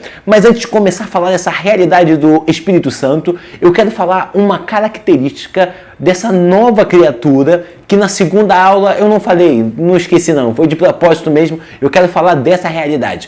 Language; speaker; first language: Portuguese; native; Portuguese